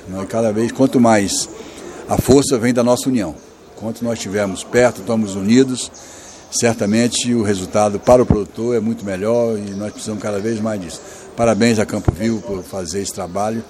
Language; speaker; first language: Portuguese; native; Portuguese